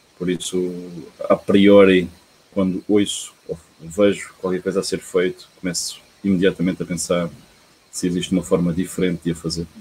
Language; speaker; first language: Portuguese; early bilingual, heritage; Portuguese